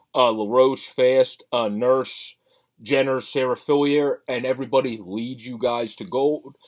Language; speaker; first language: English; native; English